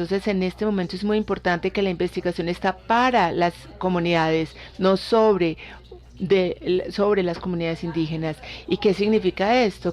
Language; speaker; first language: Spanish; non-native, fluent; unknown